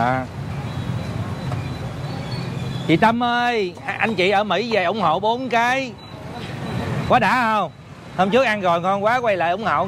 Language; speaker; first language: Vietnamese; native; Vietnamese